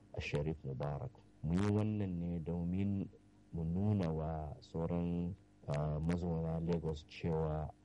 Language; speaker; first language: Hausa; non-native, local second language; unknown